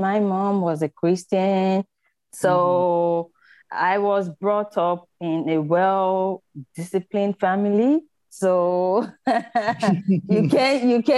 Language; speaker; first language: English; non-native, local second language; Yoruba